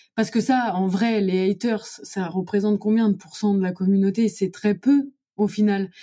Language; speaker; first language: French; native; French